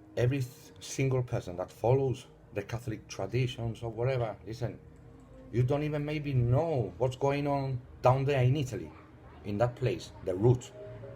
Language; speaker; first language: English; non-native, fluent; Spanish